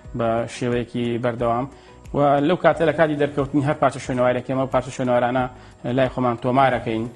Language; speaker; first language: Central Kurdish; native; Central Kurdish